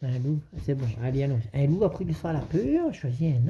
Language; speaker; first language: French; native; French